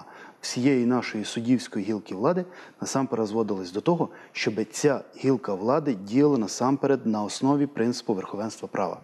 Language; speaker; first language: Ukrainian; native; Ukrainian